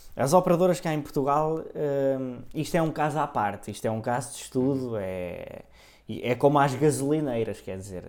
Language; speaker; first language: Portuguese; native; Portuguese